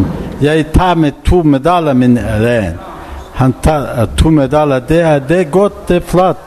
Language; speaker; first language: Danish; non-native, learner; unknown